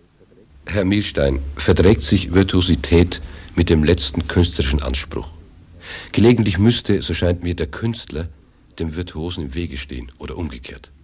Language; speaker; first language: German; native; German